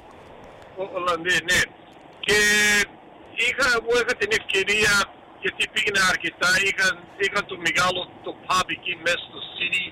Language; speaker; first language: Greek; early bilingual, heritage; Greek